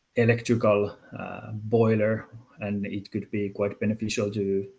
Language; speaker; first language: English; non-native, fluent; Finnish